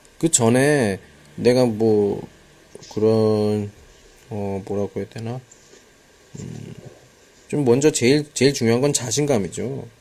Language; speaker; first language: Korean; native; Korean